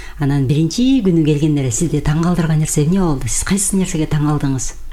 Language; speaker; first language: Kyrgyz; native; Kyrgyz